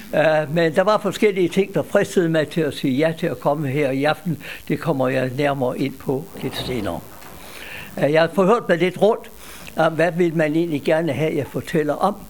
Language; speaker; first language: Danish; native; Danish